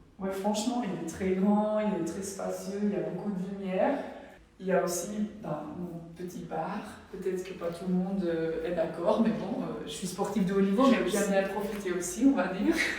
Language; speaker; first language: French; non-native, local second language; Dutch